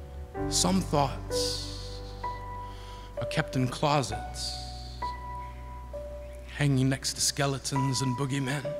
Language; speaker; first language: English; native; English